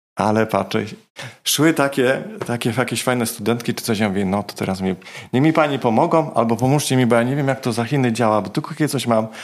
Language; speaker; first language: Polish; native; Polish